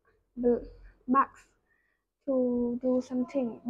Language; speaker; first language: English; non-native, learner; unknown